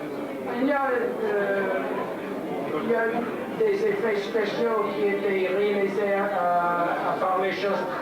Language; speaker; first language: French; non-native, learner; English